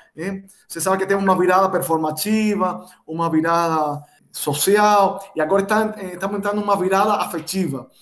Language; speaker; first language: Portuguese; non-native, fluent; Spanish